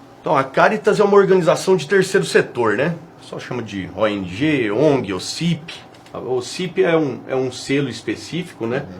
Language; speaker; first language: Portuguese; native; Portuguese